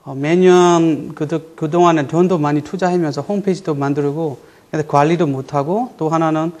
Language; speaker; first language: Korean; non-native, fluent; Burmese